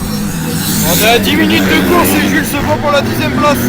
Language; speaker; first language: French; native; French